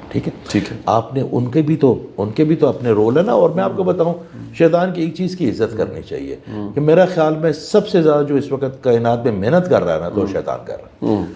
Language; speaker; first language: Urdu; non-native, local second language; Punjabi